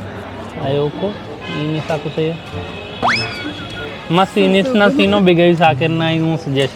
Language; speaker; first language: Filipino; non-native, learner; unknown